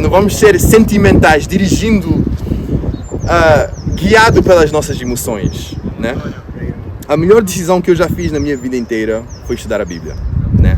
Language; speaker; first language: Portuguese; non-native, fluent; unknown